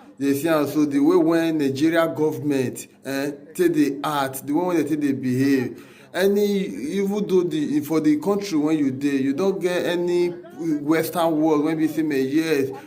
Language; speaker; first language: Nigerian Pidgin; native; Nigerian Pidgin